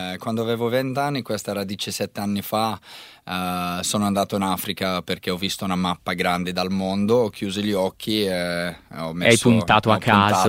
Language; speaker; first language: Italian; non-native, learner; English